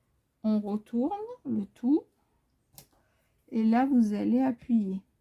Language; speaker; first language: French; native; French